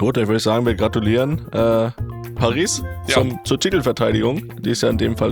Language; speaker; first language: German; native; German